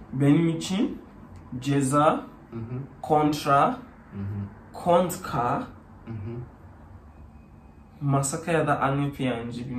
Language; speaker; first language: Turkish; non-native, learner; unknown